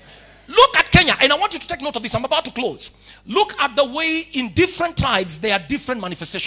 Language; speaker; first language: English; non-native, local second language; Swahili